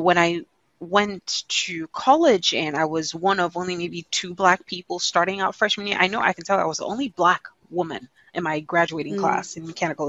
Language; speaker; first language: English; non-native, local second language; Igbo